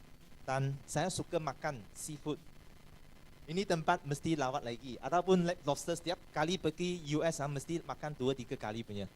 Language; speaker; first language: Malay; non-native, local second language; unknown